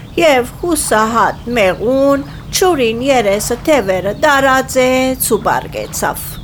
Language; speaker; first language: Armenian; early bilingual, heritage; Armenian